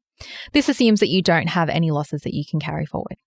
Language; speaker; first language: English; native; English